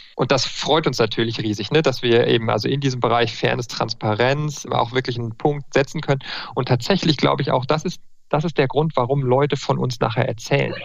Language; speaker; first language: German; native; German